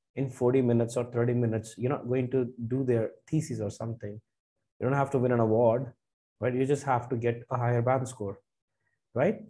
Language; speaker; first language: English; non-native, local second language; Punjabi